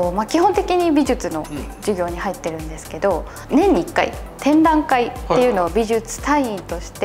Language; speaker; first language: Japanese; native; Japanese